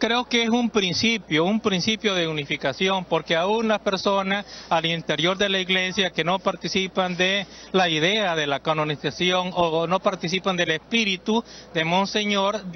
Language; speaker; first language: Spanish; native; Spanish